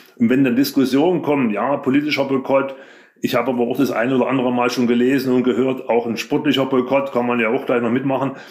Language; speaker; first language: German; native; German